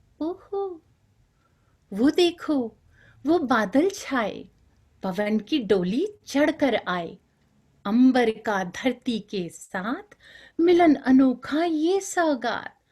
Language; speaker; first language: Hindi; non-native, local second language; Bangla